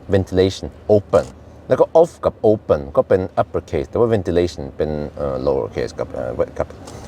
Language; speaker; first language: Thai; non-native, fluent; Norwegian